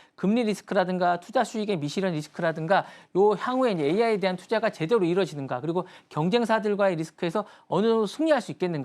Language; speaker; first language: Korean; native; Korean